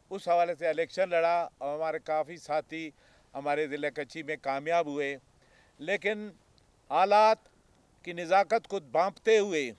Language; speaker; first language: Urdu; non-native, local second language; Baluchi